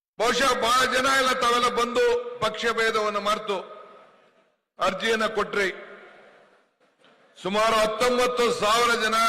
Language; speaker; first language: Kannada; native; Kannada